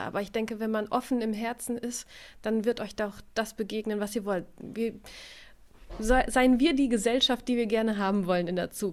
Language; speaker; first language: German; native; German